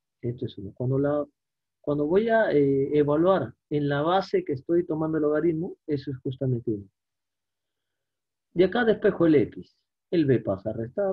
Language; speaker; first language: Spanish; native; Spanish